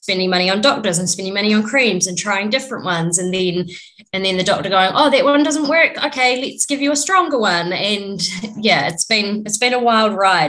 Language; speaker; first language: English; native; English